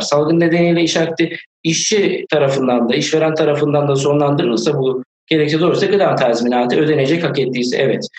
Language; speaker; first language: Turkish; native; Turkish